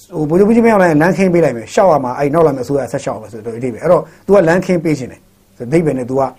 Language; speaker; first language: Burmese; native; Burmese